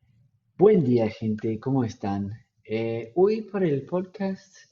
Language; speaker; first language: Spanish; non-native, fluent; English